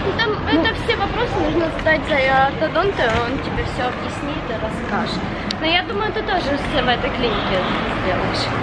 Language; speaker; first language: Russian; native; Russian